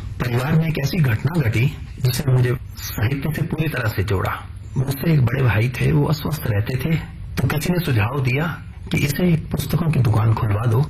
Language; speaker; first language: Hindi; non-native, local second language; Punjabi